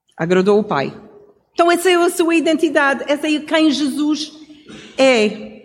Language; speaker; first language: Portuguese; non-native, fluent; English